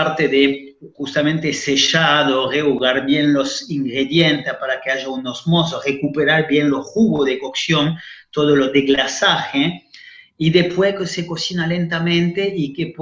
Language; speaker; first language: Spanish; non-native, fluent; French